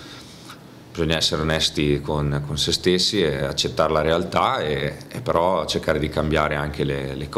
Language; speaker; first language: Italian; native; Italian